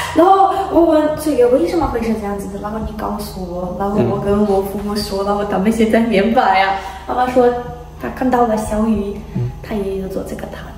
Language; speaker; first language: Chinese; non-native, learner; Ukrainian